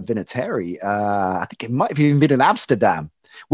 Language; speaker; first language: English; native; English